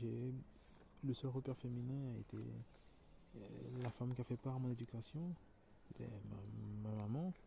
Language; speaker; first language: French; native; French